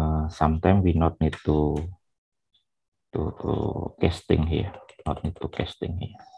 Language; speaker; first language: English; non-native, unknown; Indonesian